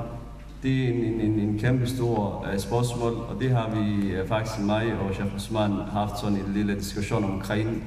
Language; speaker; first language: Danish; non-native, fluent; Somali